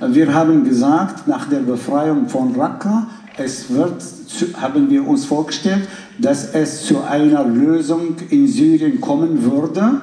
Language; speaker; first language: German; non-native, fluent; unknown